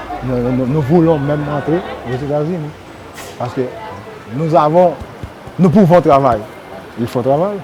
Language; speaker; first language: French; non-native, local second language; Haitian Creole